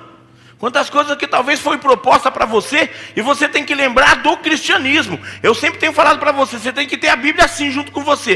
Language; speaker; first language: Portuguese; native; Portuguese